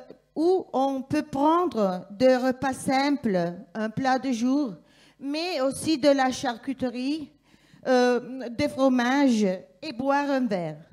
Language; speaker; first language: French; non-native, fluent; Italian